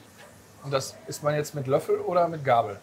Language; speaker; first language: German; native; German